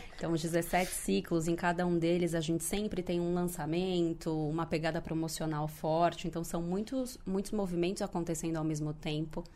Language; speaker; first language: Portuguese; native; Portuguese